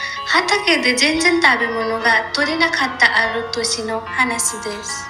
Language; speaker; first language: Japanese; non-native, learner; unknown